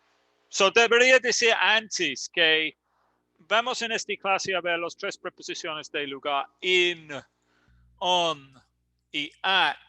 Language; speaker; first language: Spanish; non-native, learner; English